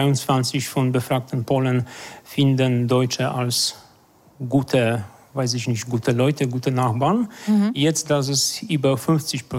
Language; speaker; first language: German; non-native, fluent; Polish